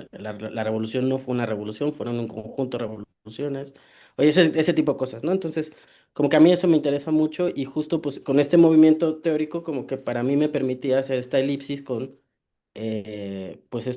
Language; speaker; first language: Spanish; native; Spanish